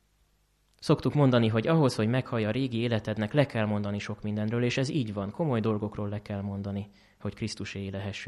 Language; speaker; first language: Hungarian; native; Hungarian